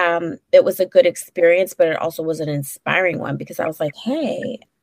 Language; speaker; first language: English; native; English